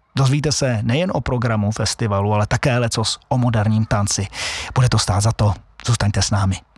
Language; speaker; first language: Czech; native; Czech